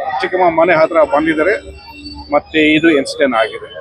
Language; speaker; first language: Kannada; non-native, fluent; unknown